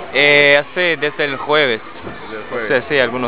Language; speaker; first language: Spanish; non-native, fluent; Portuguese